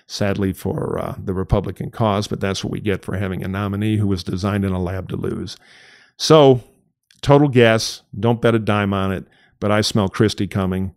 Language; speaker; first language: English; native; English